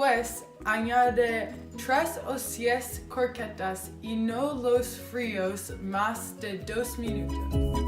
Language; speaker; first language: Spanish; non-native, learner; English